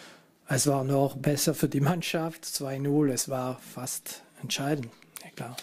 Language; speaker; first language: German; non-native, fluent; French